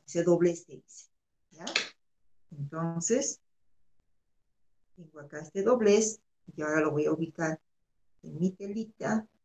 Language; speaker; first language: Spanish; native; Spanish